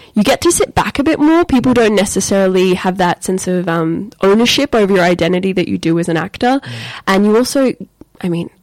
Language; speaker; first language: English; native; English